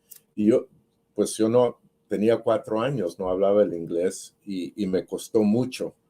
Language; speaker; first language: Spanish; early bilingual, heritage; Spanish